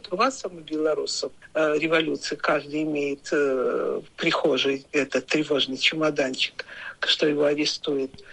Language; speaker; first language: Russian; native; Russian